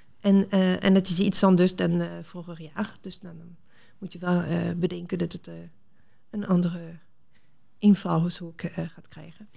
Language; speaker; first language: Dutch; non-native, fluent; French